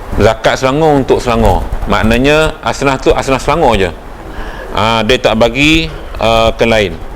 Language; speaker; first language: Malay; native; Malay